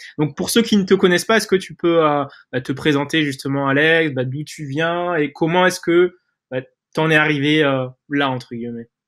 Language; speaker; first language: French; native; French